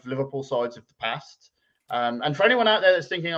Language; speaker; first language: English; native; English